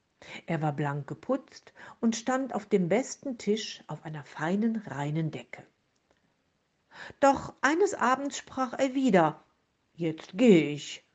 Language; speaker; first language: German; native; German